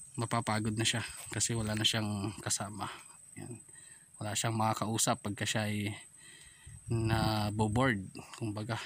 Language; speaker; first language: Filipino; non-native, local second language; Waray